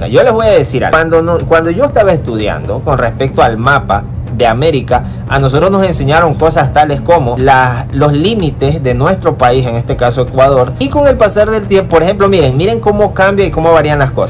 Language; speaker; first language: Spanish; native; Spanish